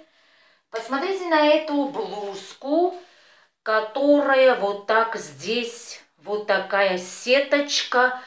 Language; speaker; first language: Russian; non-native, fluent; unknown